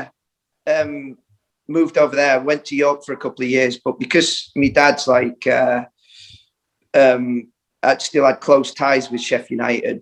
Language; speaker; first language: English; native; English